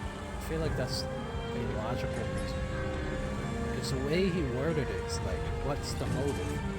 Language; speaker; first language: English; native; English